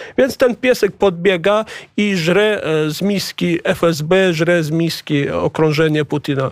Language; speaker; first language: Polish; non-native, fluent; Chechen